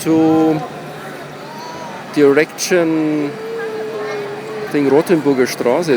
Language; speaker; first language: English; non-native, learner; German